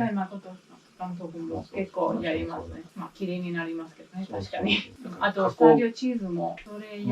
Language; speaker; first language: Japanese; non-native, learner; English